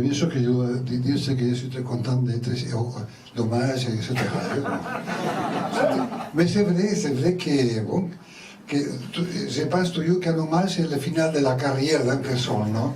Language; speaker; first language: French; non-native, learner; Spanish